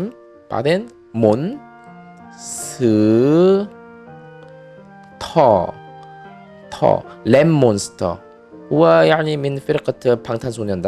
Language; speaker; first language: Arabic; non-native, fluent; Korean